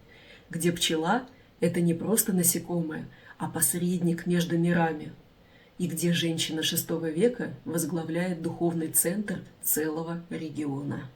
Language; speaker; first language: Russian; native; Russian